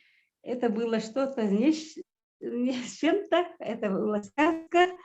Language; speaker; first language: Russian; non-native, local second language; Yakut